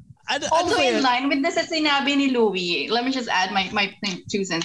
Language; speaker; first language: English; non-native, local second language; Filipino